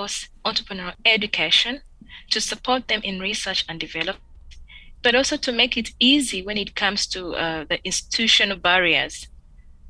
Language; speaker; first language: English; non-native, local second language; Ganda